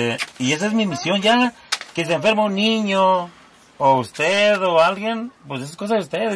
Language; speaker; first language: Spanish; native; Spanish